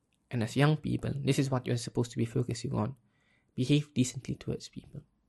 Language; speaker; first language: English; non-native, local second language; Malay